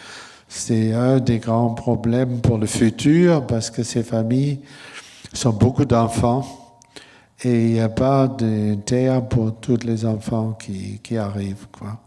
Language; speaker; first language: French; non-native, fluent; German